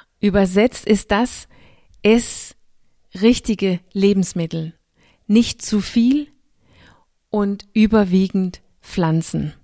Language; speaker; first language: German; non-native, fluent; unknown